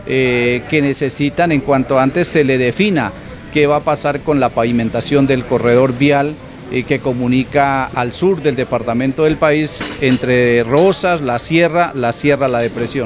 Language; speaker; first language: Spanish; native; Spanish